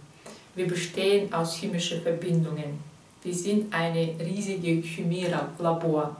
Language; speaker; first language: German; non-native, fluent; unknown